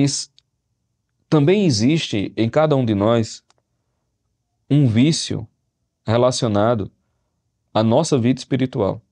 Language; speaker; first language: Portuguese; native; Portuguese